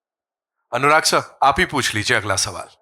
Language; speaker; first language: Hindi; native; Hindi